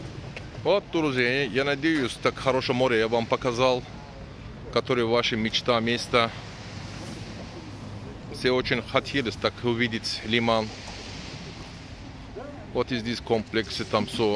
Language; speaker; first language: Russian; non-native, learner; Turkish